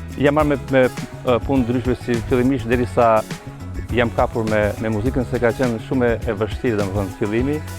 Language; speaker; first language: Albanian; native; Albanian